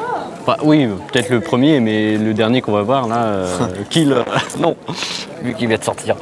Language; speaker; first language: French; native; French